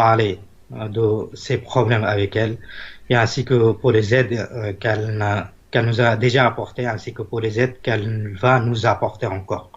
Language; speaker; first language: French; non-native, fluent; Bangla